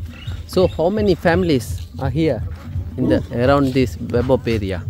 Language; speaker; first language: English; non-native, learner; Tamil